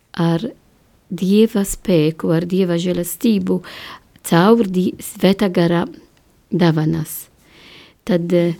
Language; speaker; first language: Latvian; non-native, learner; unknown